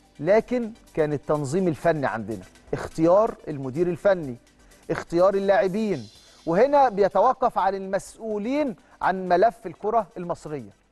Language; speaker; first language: Arabic; native; Arabic